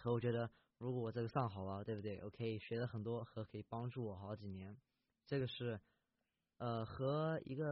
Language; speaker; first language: Chinese; early bilingual, heritage; Chinese